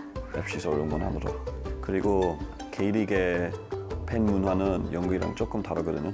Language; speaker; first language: Korean; non-native, fluent; English